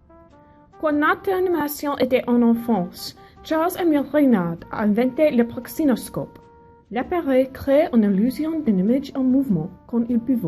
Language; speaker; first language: French; non-native, learner; English